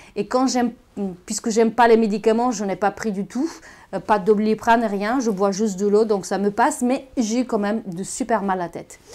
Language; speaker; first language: French; non-native, fluent; Bulgarian